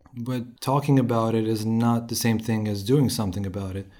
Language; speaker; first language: English; non-native, fluent; Romanian